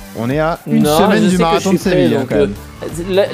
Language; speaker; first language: French; native; French